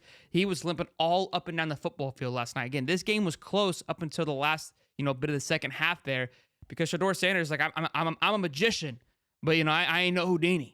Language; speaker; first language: English; native; English